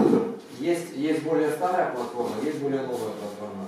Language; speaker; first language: Russian; native; Russian